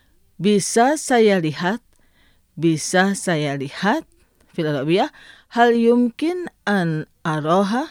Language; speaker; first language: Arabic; non-native, fluent; Indonesian